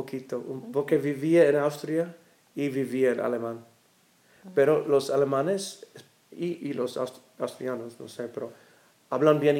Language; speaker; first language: Spanish; non-native, learner; English